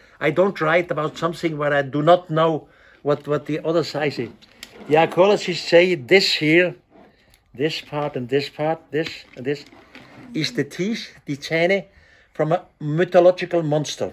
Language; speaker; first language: English; non-native, fluent; German